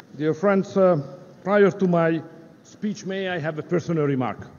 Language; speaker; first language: English; non-native, fluent; Hungarian